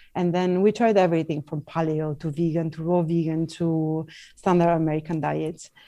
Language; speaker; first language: English; non-native, fluent; Italian